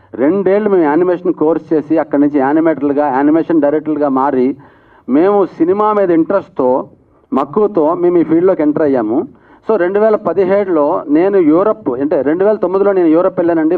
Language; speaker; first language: Telugu; native; Telugu